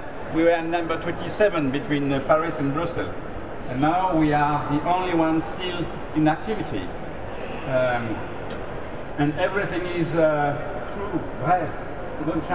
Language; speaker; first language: English; non-native, learner; French